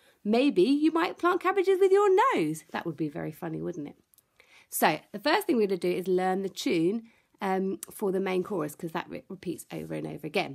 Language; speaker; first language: English; native; English